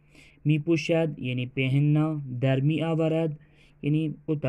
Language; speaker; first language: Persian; non-native, fluent; Urdu